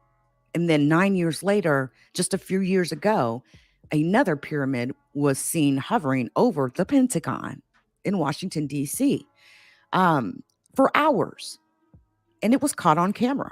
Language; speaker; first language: English; native; English